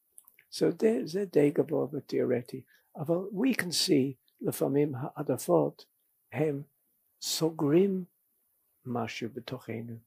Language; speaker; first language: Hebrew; non-native, fluent; English